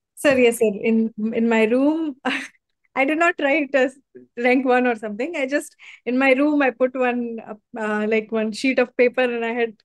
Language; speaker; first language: English; non-native, local second language; Hindi